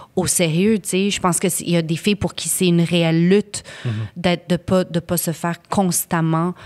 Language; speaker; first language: French; native; French